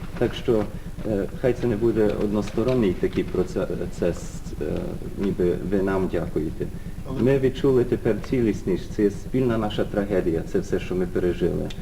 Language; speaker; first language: Ukrainian; early bilingual, heritage; Ukrainian